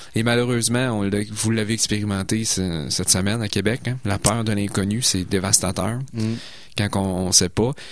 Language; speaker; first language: French; native; French